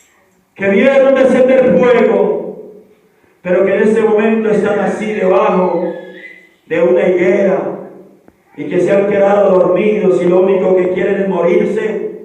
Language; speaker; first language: Spanish; native; Spanish